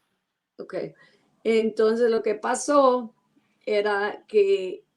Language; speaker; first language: Spanish; non-native, learner; English